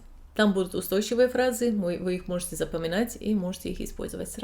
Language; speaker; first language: Russian; non-native, fluent; Serbian